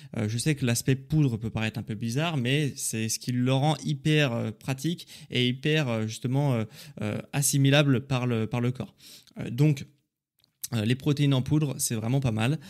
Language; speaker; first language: French; native; French